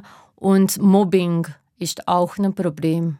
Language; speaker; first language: German; non-native, fluent; Japanese